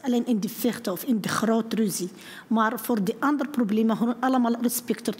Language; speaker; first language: Dutch; non-native, learner; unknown